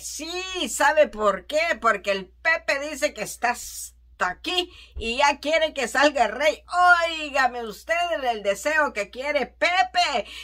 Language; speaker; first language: Spanish; native; Spanish